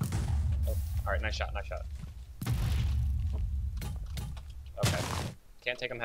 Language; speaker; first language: English; native; English